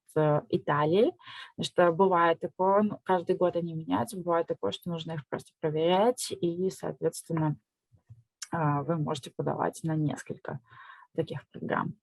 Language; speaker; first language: Russian; native; Russian